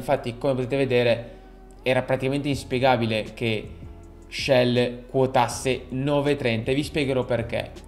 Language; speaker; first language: Italian; native; Italian